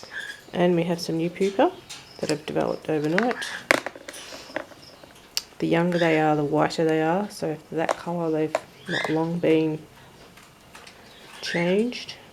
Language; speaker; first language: English; native; English